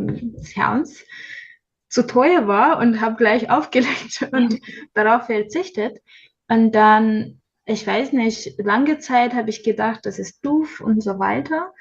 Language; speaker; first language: German; non-native, learner; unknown